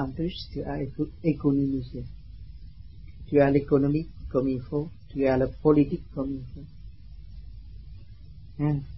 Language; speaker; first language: French; non-native, learner; Vietnamese